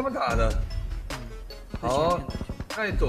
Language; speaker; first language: Chinese; native; Chinese